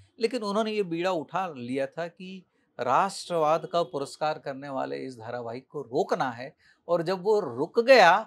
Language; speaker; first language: Hindi; native; Hindi